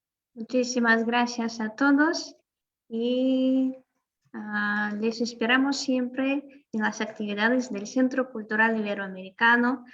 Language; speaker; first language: Spanish; non-native, fluent; Russian